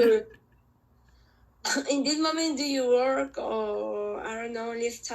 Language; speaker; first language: English; non-native, learner; Spanish